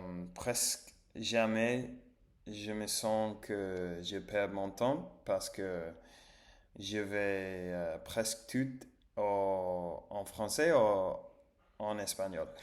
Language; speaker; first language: French; non-native, learner; English